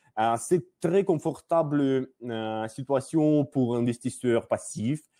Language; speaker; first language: French; non-native, learner; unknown